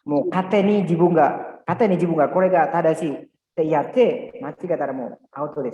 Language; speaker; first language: Japanese; non-native, learner; Indonesian